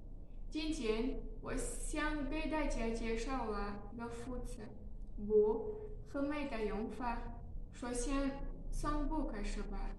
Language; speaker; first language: Chinese; non-native, learner; Tajik